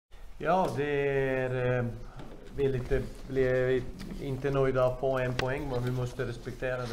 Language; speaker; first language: Swedish; non-native, fluent; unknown